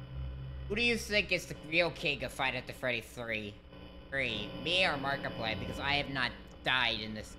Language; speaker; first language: English; native; English